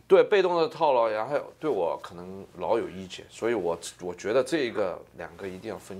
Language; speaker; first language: Chinese; native; Chinese